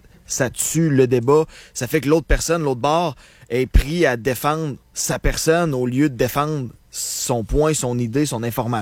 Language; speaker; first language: French; native; French